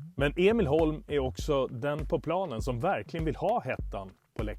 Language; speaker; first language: Swedish; native; Swedish